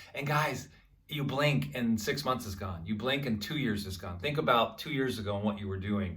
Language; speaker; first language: English; native; English